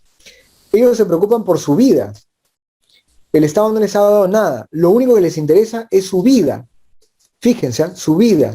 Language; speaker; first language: Spanish; native; Spanish